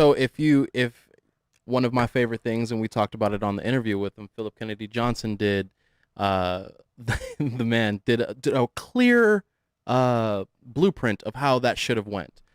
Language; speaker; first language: English; native; English